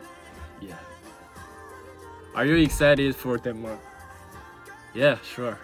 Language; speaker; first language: English; non-native, learner; Korean